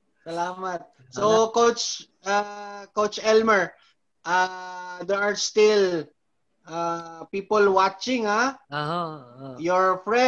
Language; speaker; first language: English; non-native, local second language; Filipino